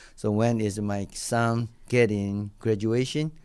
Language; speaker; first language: English; non-native, learner; Burmese